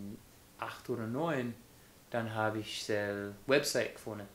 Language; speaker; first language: German; non-native, fluent; English